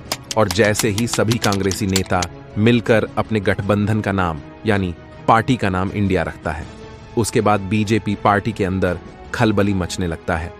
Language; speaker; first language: Hindi; native; Hindi